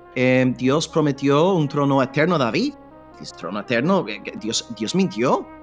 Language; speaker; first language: Spanish; non-native, fluent; English